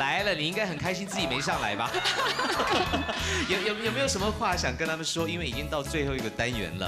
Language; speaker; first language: Chinese; native; Chinese